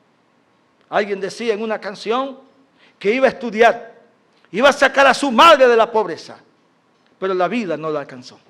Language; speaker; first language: Spanish; native; Spanish